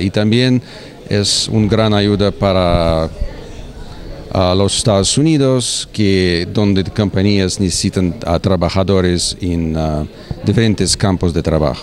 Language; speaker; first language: Spanish; non-native, fluent; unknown